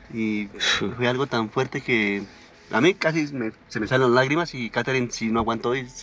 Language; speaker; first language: Spanish; native; Spanish